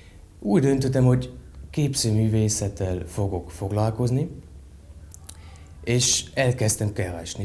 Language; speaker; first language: Hungarian; non-native, fluent; German